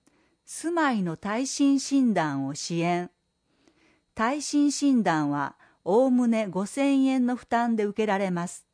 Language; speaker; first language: Japanese; native; Japanese